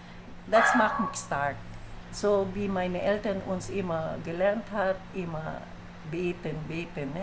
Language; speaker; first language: German; non-native, learner; Filipino